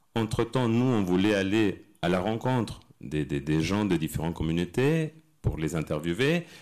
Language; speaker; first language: French; non-native, fluent; Spanish